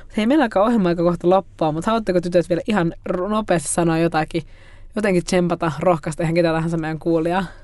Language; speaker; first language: Finnish; native; Finnish